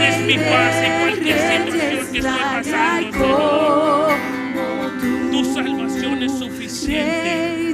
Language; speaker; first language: Spanish; early bilingual, heritage; Spanish